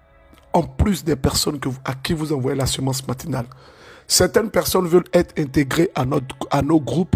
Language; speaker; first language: French; native; French